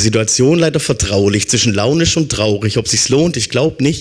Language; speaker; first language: German; native; German